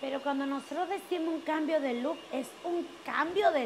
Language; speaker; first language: Spanish; native; Spanish